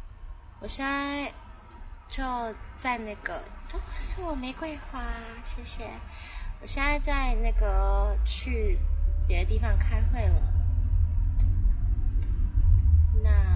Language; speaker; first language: Chinese; non-native, local second language; Cantonese